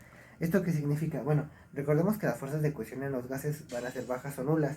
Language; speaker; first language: Spanish; native; Spanish